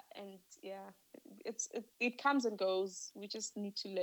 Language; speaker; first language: English; non-native, local second language; Northern Sotho